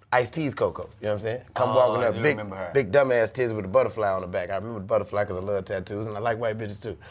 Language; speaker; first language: English; native; English